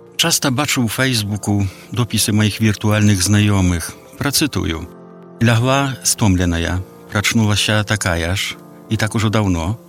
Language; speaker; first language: Belarusian; native; Belarusian